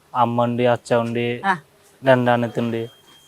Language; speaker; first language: Malayalam; non-native, learner; Bangla